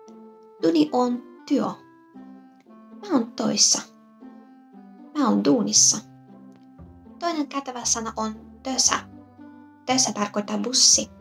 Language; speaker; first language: Finnish; non-native, learner; Russian